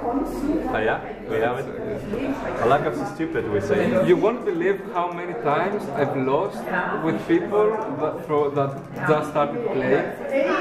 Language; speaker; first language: English; non-native, fluent; Greek